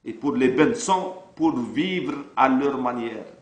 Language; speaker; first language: French; non-native, local second language; Arabic